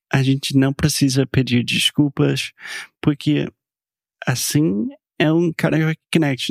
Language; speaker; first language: Portuguese; non-native, fluent; English